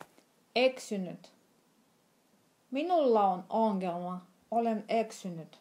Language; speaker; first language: Finnish; non-native, fluent; Russian